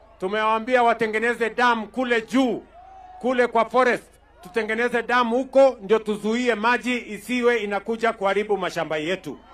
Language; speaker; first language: Swahili; non-native, local second language; Kalenjin